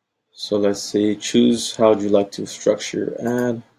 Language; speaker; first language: English; native; English